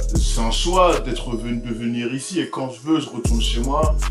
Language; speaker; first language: French; native; French